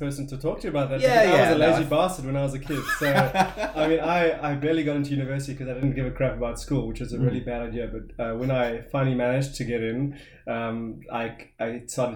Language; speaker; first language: English; native; English